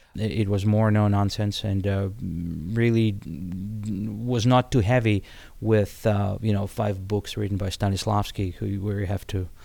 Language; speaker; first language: English; non-native, fluent; Ukrainian